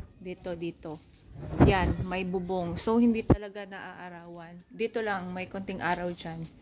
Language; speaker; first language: Filipino; non-native, local second language; Cebuano